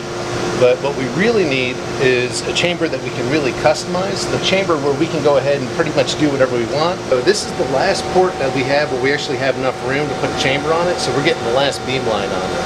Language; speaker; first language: English; native; English